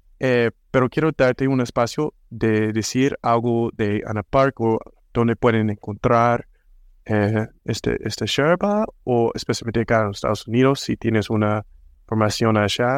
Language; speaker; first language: Spanish; non-native, fluent; English